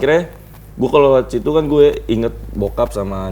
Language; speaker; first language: Indonesian; native; Indonesian